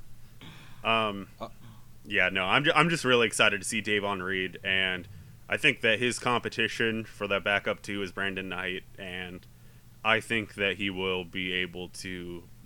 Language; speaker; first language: English; native; English